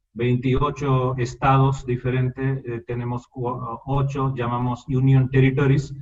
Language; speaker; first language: Spanish; non-native, fluent; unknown